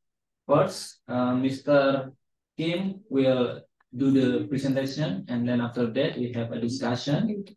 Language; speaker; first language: English; non-native, fluent; Indonesian